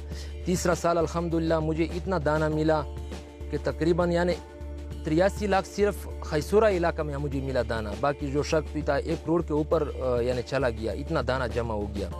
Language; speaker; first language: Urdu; non-native, local second language; Pashto